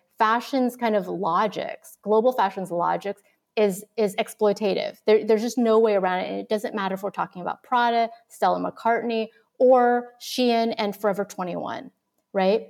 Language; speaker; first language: English; early bilingual, other home language; Vietnamese